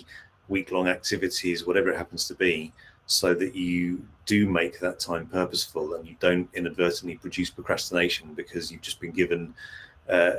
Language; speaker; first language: English; native; English